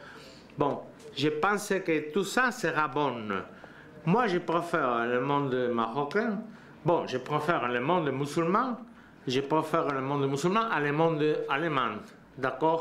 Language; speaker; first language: French; non-native, learner; Spanish